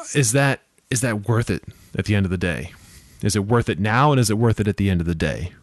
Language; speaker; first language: English; native; English